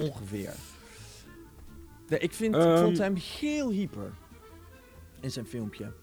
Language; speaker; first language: Dutch; native; Dutch